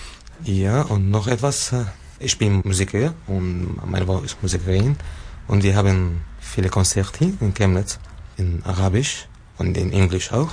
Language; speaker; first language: German; non-native, learner; Arabic